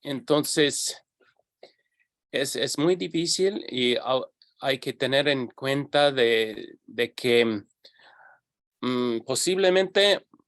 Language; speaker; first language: Spanish; non-native, fluent; English